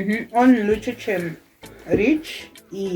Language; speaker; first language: Russian; non-native, fluent; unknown